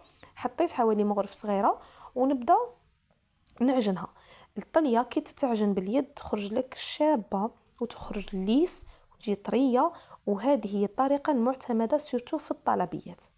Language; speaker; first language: Arabic; native; Arabic